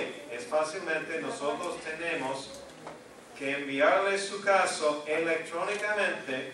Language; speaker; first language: Spanish; non-native, fluent; English